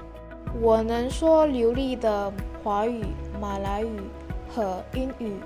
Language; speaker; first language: Chinese; non-native, learner; Malay